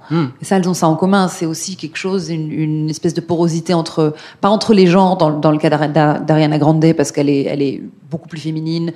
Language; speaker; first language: French; native; French